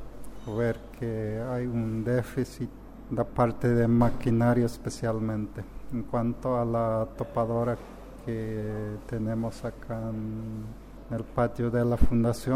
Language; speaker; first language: Spanish; non-native, local second language; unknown